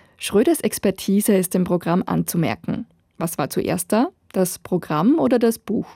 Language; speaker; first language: German; native; German